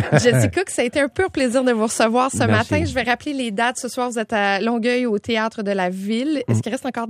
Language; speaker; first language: French; native; French